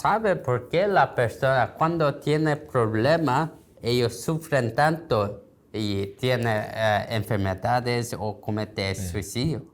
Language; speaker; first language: Spanish; non-native, learner; Korean